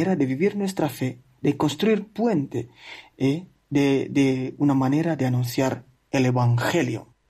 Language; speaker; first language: Spanish; non-native, fluent; Indonesian